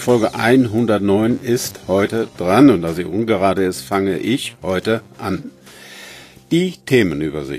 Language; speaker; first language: German; native; German